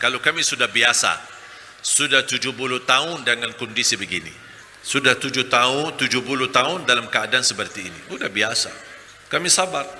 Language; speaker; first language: Malay; non-native, fluent; Arabic